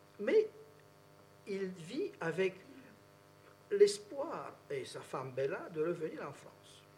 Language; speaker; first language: French; non-native, fluent; Romanian